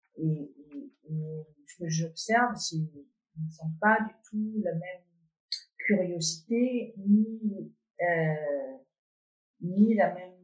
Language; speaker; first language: French; non-native, fluent; Danish